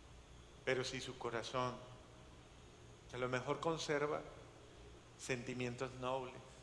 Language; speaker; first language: Spanish; native; Spanish